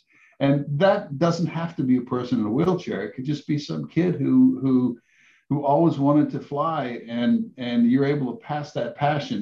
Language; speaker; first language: English; native; English